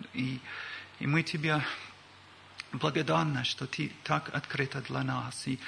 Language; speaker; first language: Russian; non-native, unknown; English